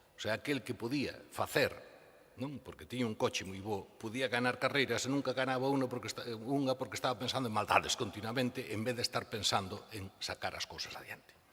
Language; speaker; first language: Galician; native; Galician